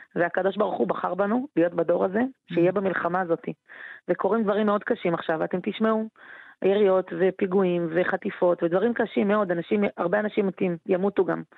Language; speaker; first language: Hebrew; native; Hebrew